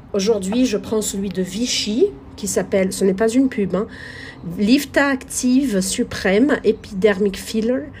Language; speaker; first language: French; non-native, fluent; Portuguese